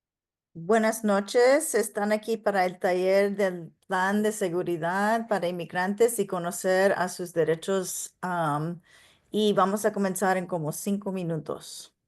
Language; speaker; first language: Spanish; non-native, local second language; English